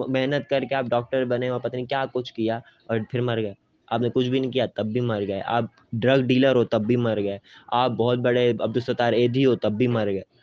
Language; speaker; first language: Urdu; native; Urdu